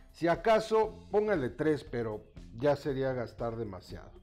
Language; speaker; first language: Spanish; native; Spanish